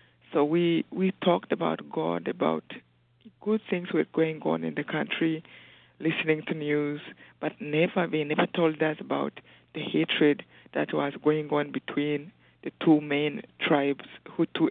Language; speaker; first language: English; non-native, local second language; Kinyarwanda